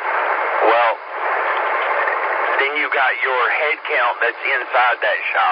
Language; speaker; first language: English; native; English